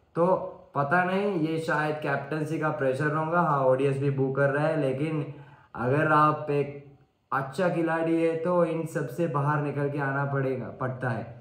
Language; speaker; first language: Hindi; non-native, learner; Sinhala